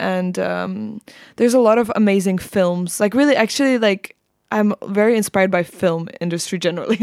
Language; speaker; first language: English; non-native, fluent; Czech